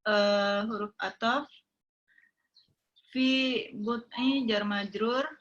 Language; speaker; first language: Arabic; non-native, learner; Indonesian